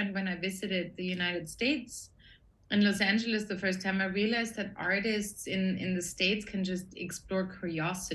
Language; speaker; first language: English; non-native, fluent; German